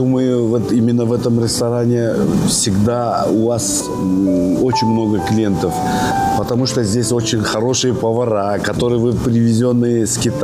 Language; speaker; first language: Russian; non-native, learner; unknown